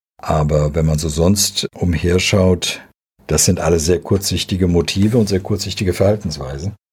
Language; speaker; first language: German; early bilingual, other home language; Serbian